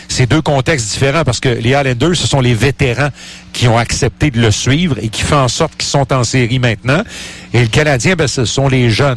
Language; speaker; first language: French; native; French